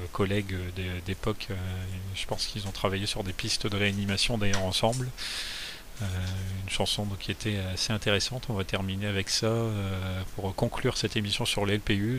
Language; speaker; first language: French; native; French